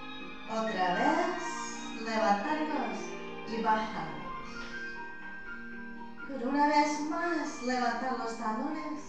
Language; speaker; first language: Spanish; non-native, fluent; English